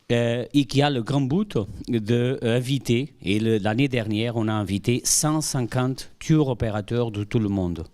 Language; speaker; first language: French; non-native, fluent; Portuguese